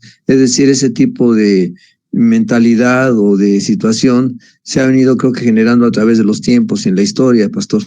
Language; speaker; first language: Spanish; native; Spanish